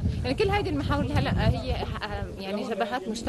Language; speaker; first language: Arabic; native; Arabic